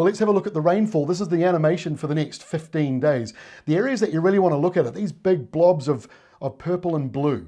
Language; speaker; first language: English; native; English